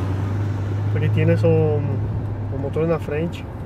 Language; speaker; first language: Portuguese; non-native, learner; Italian